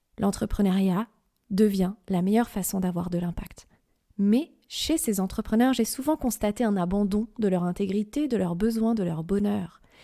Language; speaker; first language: French; native; French